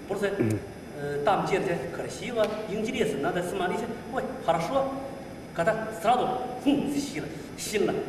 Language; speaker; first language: Russian; non-native, learner; Chinese